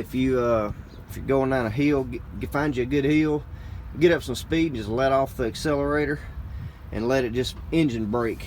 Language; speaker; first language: English; native; English